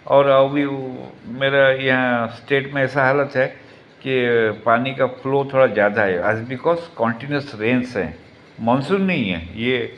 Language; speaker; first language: Hindi; non-native, local second language; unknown